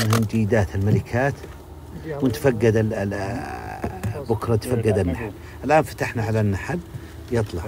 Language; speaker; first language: Arabic; native; Arabic